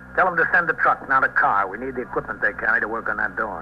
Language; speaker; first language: English; native; English